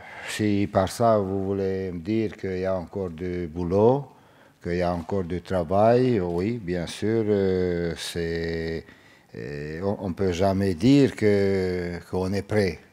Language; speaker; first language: French; non-native, fluent; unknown